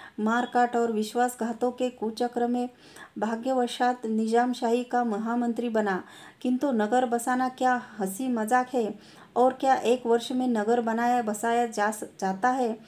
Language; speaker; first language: Hindi; non-native, local second language; Marathi